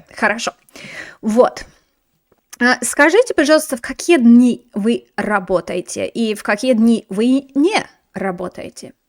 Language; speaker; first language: Russian; non-native, fluent; English